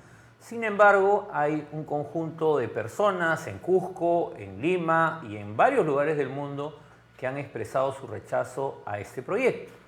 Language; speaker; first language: Spanish; native; Spanish